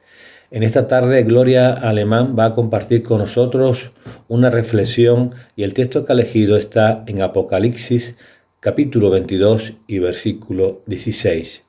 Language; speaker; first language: Spanish; native; Spanish